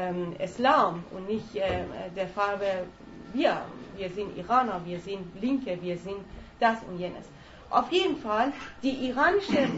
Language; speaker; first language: German; non-native, fluent; Persian